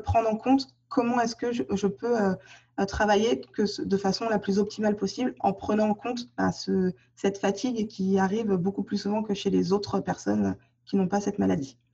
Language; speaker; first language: French; native; French